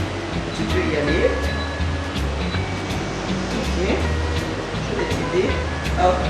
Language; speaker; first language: French; native; French